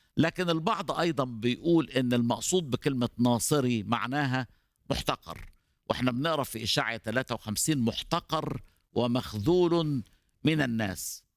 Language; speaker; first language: Arabic; native; Arabic